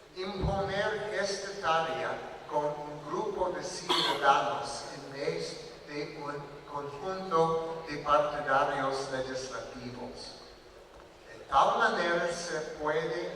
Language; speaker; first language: Spanish; non-native, learner; English